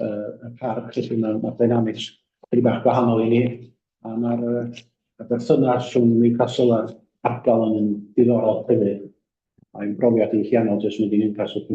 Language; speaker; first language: Welsh; native; Welsh